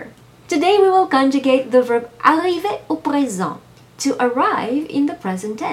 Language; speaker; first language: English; non-native, fluent; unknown